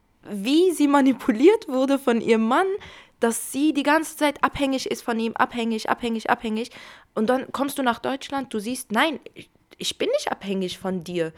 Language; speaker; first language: German; early bilingual, other home language; Kurdish